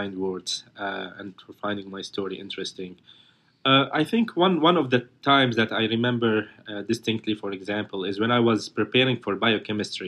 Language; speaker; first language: English; non-native, fluent; Arabic